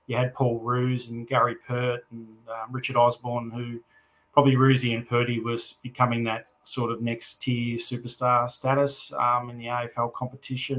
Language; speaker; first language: English; native; English